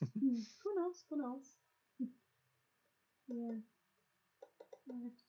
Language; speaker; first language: English; non-native, learner; Russian